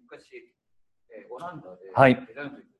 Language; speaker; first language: Japanese; non-native, learner; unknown